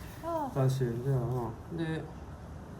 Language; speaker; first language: Japanese; non-native, fluent; French